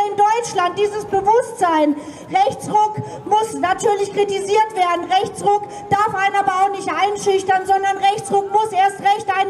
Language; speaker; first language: German; native; German